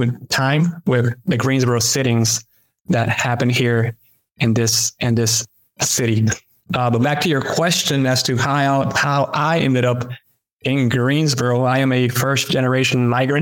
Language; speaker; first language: English; early bilingual, other home language; Spanish